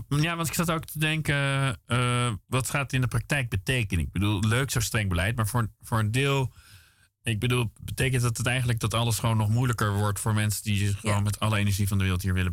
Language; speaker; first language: Dutch; native; Dutch